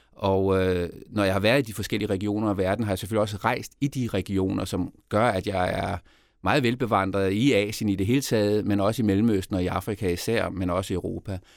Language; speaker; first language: Danish; native; Danish